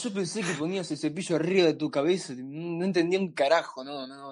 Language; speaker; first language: Spanish; native; Spanish